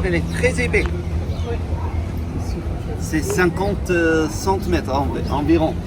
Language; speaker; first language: French; non-native, fluent; Arabic